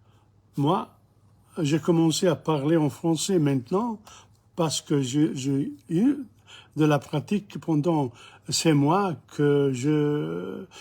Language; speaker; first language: French; non-native, fluent; English